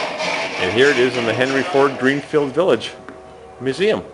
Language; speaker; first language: English; native; English